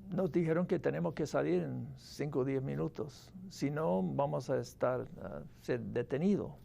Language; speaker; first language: Spanish; non-native, fluent; English